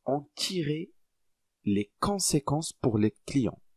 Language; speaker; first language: French; non-native, local second language; Arabic